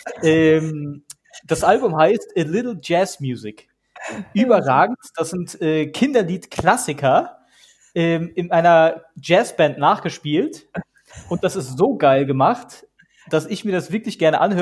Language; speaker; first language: German; native; German